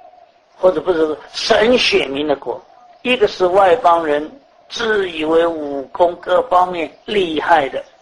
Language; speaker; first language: Chinese; native; Chinese